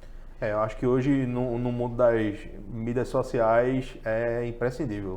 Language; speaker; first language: Portuguese; native; Portuguese